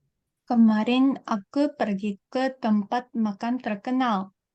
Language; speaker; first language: Indonesian; non-native, learner; Japanese